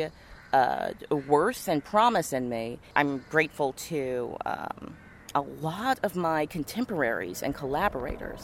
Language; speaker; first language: English; native; English